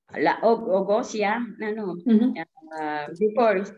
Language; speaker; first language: English; non-native, local second language; Filipino